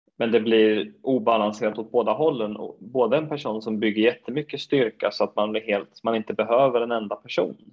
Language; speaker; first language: Swedish; native; Swedish